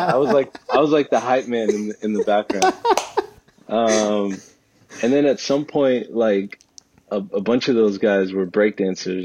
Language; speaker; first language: English; early bilingual, other home language; Spanish